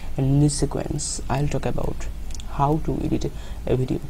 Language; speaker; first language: English; non-native, local second language; Bangla